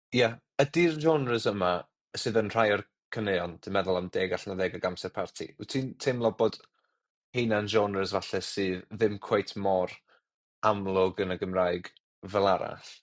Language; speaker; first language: Welsh; native; Welsh